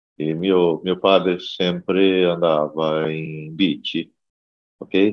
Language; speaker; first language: Italian; non-native, learner; Portuguese